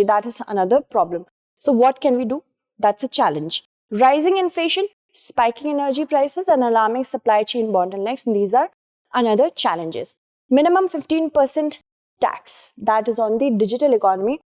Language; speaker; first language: English; non-native, local second language; Hindi